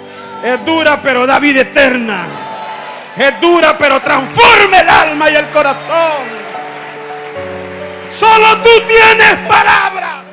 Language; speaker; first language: Spanish; native; Spanish